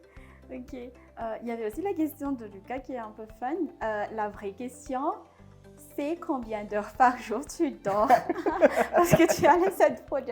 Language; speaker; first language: French; non-native, local second language; Malagasy